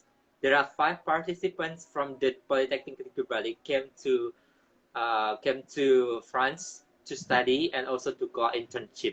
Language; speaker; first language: English; non-native, local second language; Indonesian